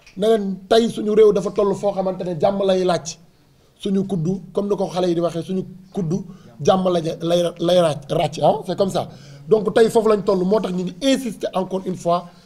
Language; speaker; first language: Wolof; native; Wolof